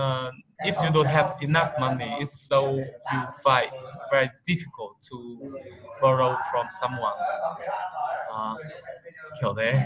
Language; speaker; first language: English; non-native, learner; Vietnamese